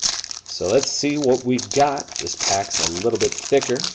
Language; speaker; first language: English; native; English